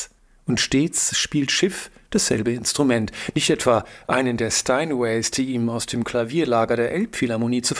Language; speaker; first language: German; native; German